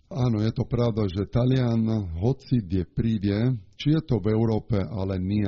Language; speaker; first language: Slovak; non-native, learner; Italian